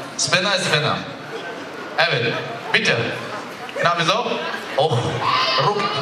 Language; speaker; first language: Russian; non-native, learner; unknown